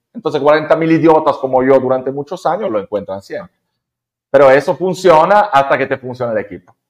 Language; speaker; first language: Spanish; non-native, fluent; Italian